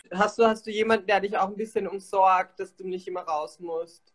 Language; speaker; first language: German; native; German